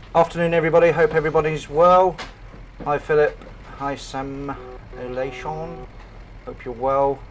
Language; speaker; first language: English; native; English